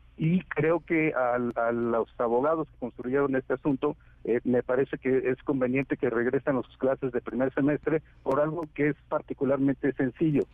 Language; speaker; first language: Spanish; native; Spanish